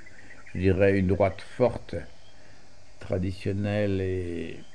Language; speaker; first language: French; native; French